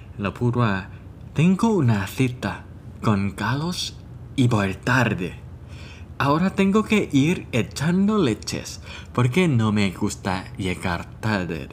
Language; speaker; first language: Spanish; non-native, fluent; Thai